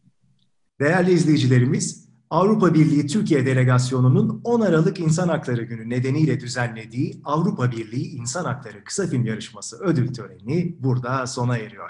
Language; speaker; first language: Turkish; native; Turkish